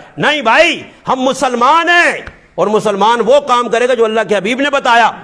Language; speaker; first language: Urdu; non-native, local second language; Northern Hindko